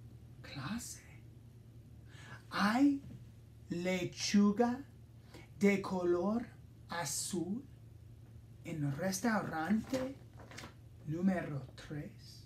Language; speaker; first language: Spanish; non-native, fluent; English